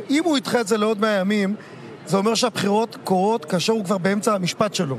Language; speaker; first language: Hebrew; native; Hebrew